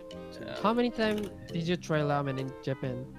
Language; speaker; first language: English; non-native, learner; Japanese